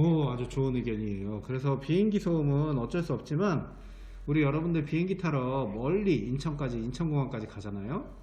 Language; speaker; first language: Korean; native; Korean